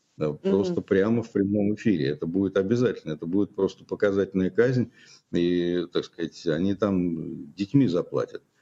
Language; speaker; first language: Russian; native; Russian